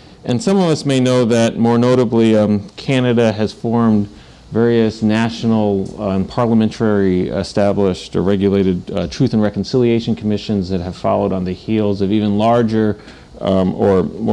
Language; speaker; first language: English; native; English